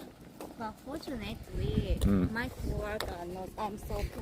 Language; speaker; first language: English; non-native, learner; Japanese